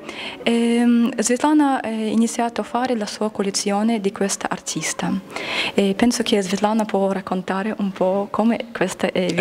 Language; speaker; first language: Italian; non-native, learner; Russian